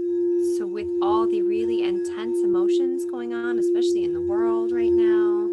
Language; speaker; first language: English; native; English